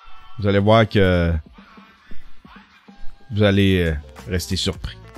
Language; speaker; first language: French; native; French